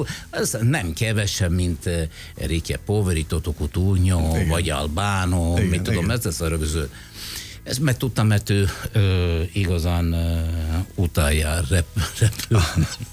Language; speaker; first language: Hungarian; non-native, fluent; Italian